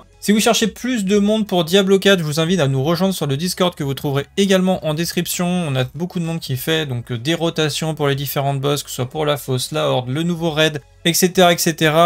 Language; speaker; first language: French; native; French